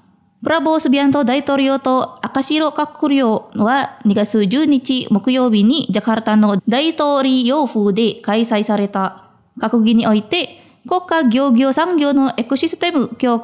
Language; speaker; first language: Japanese; non-native, fluent; Indonesian